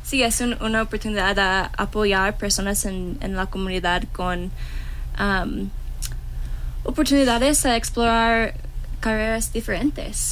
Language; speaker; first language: Spanish; non-native, learner; English